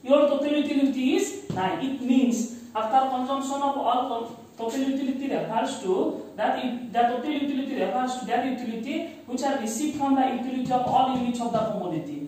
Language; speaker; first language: English; non-native, local second language; Assamese